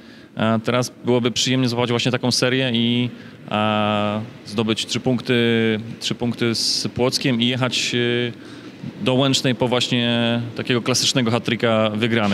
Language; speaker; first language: Polish; native; Polish